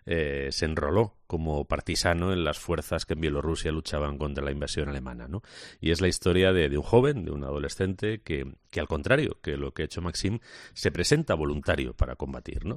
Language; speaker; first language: Spanish; native; Spanish